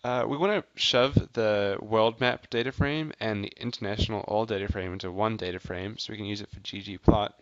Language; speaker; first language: English; native; English